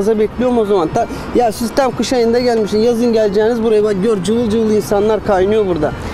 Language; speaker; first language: Turkish; native; Turkish